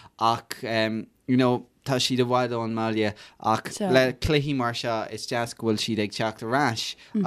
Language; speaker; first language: Irish; native; Irish